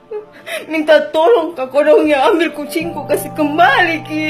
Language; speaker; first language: Indonesian; native; Indonesian